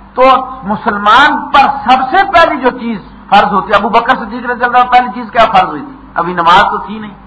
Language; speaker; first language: Urdu; non-native, local second language; Punjabi